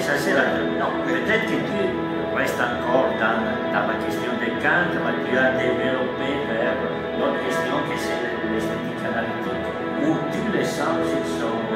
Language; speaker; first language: French; non-native, fluent; Italian